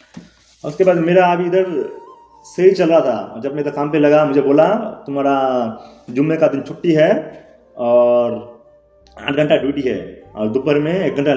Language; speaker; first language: Hindi; non-native, local second language; Bangla